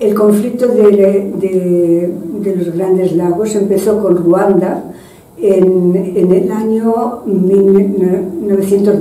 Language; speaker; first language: Spanish; non-native, fluent; French